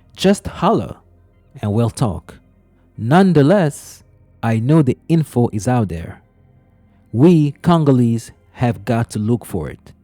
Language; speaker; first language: English; non-native, fluent; Lingala